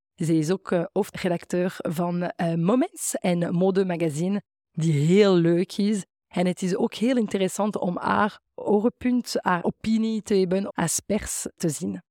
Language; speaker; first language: Dutch; non-native, fluent; French